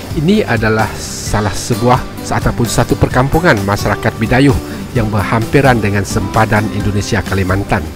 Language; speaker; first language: Malay; native; Malay